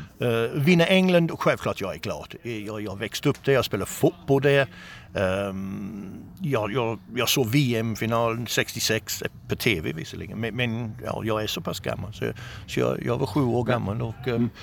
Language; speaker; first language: Swedish; non-native, fluent; English